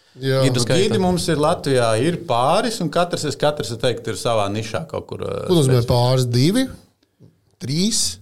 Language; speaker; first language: Latvian; native; Latvian